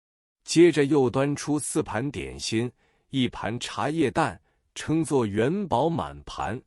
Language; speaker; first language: Chinese; native; Chinese